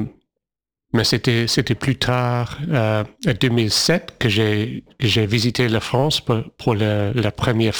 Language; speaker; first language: French; non-native, fluent; English